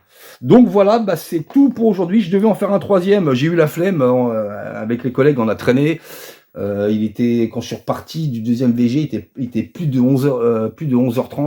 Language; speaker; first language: French; native; French